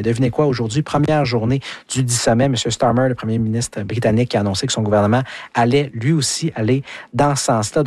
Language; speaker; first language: French; native; French